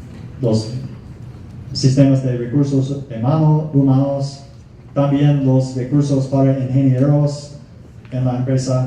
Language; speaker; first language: Spanish; non-native, fluent; English